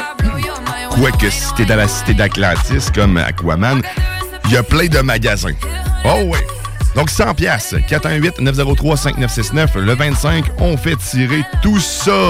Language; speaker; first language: French; native; French